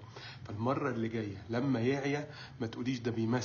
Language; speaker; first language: Arabic; native; Arabic